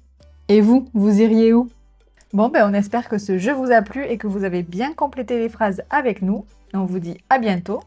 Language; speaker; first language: French; native; French